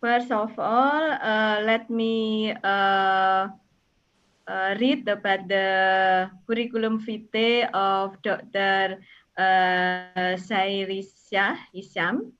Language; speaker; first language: English; non-native, learner; Indonesian